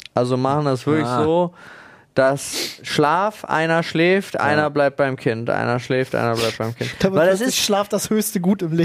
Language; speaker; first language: German; native; German